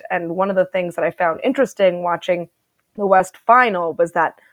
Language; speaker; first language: English; native; English